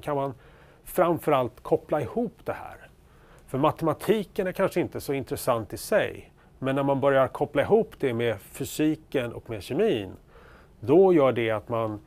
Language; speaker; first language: Swedish; native; Swedish